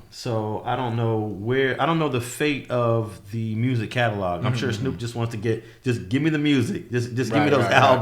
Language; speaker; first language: English; native; English